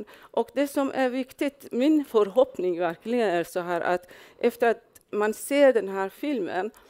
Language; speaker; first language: Swedish; non-native, fluent; Persian